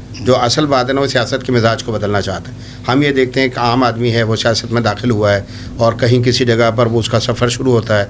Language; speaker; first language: Urdu; native; Urdu